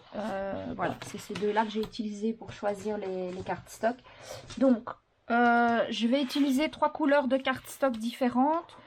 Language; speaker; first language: French; native; French